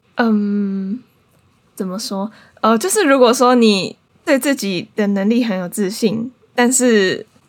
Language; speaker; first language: Chinese; native; Chinese